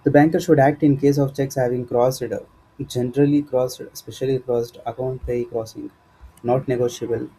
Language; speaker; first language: English; non-native, local second language; Kannada